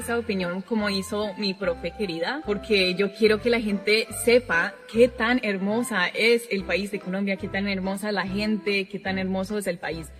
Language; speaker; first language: Spanish; non-native, fluent; English